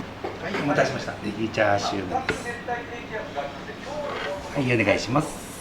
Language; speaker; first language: Japanese; native; Japanese